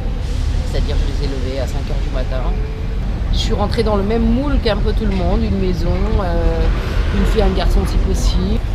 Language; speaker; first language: French; non-native, fluent; Persian